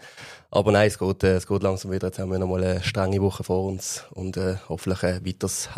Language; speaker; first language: German; native; German